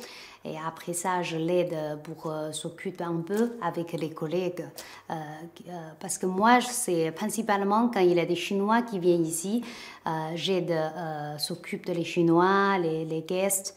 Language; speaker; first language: French; non-native, fluent; Chinese